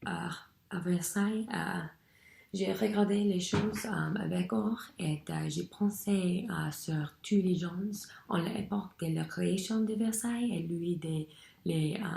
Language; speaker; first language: French; non-native, learner; English